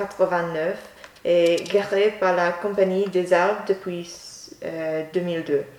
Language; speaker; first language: French; non-native, learner; English